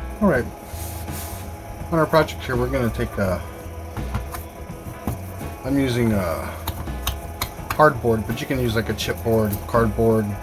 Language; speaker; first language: English; native; English